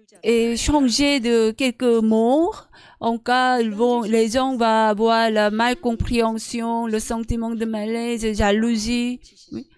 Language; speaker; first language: French; non-native, learner; Korean